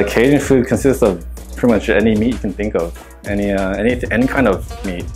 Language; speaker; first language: English; native; English